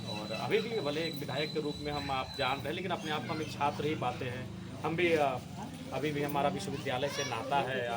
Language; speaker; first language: Hindi; native; Hindi